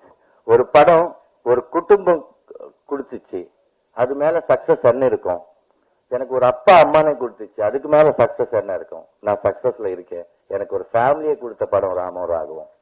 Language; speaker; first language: Tamil; non-native, learner; Telugu